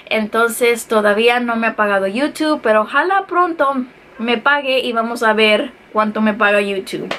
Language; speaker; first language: Spanish; early bilingual, heritage; Spanish